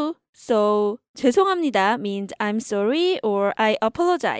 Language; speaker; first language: English; non-native, fluent; Korean